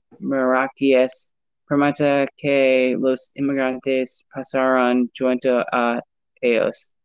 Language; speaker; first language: Spanish; non-native, learner; English